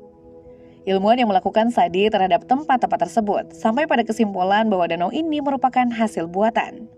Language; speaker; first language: Indonesian; native; Indonesian